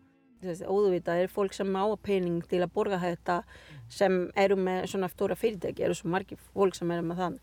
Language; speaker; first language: Icelandic; non-native, learner; Spanish